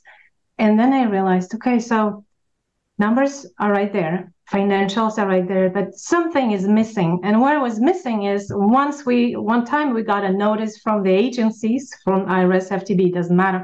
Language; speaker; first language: English; non-native, fluent; Russian